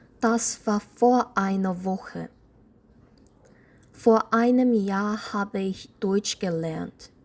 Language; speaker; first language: German; non-native, fluent; Korean